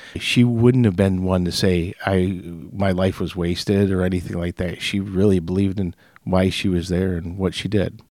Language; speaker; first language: English; native; English